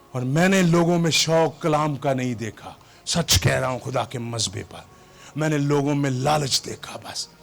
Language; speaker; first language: Urdu; non-native, local second language; Punjabi